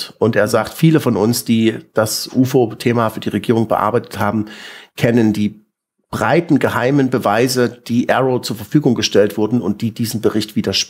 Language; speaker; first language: German; native; German